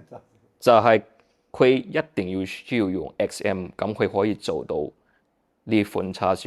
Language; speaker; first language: Cantonese; early bilingual, heritage; Cantonese